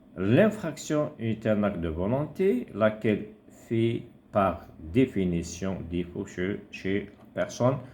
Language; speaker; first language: French; non-native, local second language; Arabic